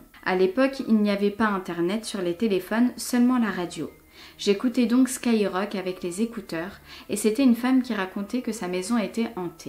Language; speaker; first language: French; native; French